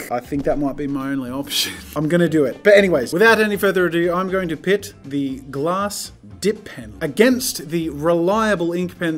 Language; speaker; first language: English; native; English